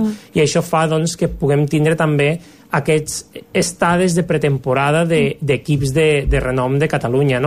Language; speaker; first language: Catalan; native; Catalan